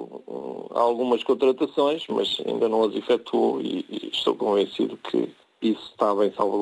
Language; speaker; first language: Portuguese; native; Portuguese